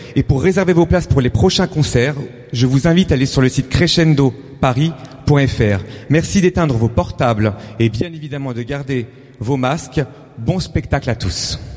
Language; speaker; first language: French; native; French